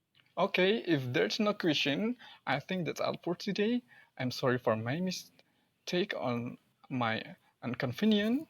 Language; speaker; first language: English; non-native, learner; Indonesian